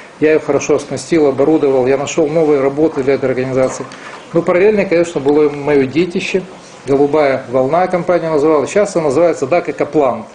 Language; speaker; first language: Russian; non-native, local second language; Romanian